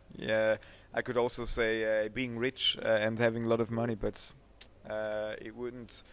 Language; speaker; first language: English; non-native, fluent; Swiss German